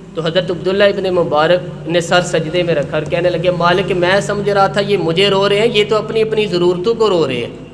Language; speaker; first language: Urdu; non-native, local second language; Punjabi